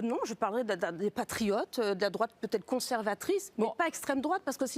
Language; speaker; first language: French; native; French